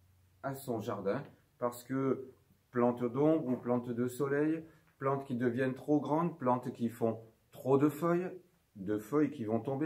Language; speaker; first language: French; native; French